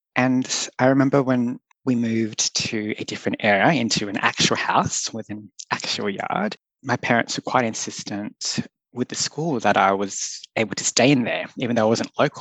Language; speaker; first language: English; native; English